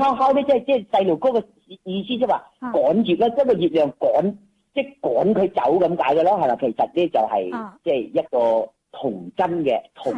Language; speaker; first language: Cantonese; native; Cantonese